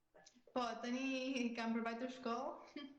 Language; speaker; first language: Albanian; early bilingual, heritage; Albanian